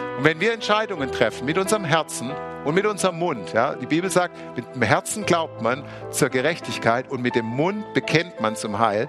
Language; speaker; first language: German; native; German